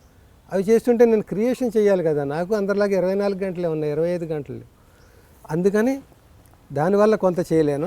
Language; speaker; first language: Telugu; native; Telugu